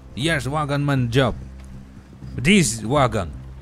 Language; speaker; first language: English; non-native, learner; Russian